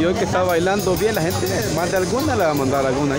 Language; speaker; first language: Spanish; native; Spanish